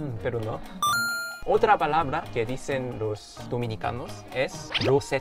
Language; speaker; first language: Spanish; non-native, fluent; Korean